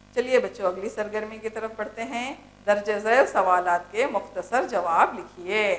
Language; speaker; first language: Urdu; native; Urdu